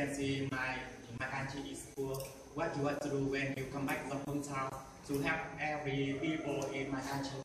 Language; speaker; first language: English; non-native, learner; Vietnamese